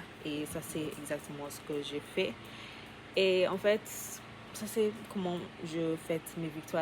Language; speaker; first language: French; non-native, learner; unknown